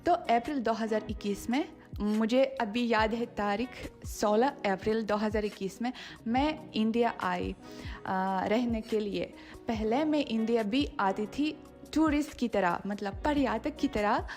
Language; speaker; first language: Hindi; non-native, fluent; Russian